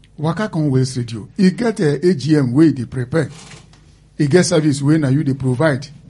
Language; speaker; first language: Nigerian Pidgin; non-native, local second language; Igbo